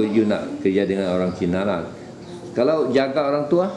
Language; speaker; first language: Malay; native; Malay